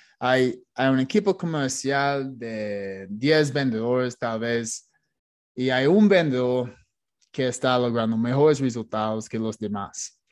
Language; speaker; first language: Spanish; non-native, fluent; English